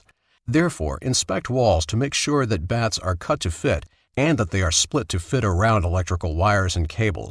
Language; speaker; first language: English; native; English